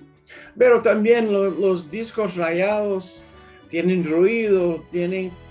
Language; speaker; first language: Spanish; early bilingual, heritage; English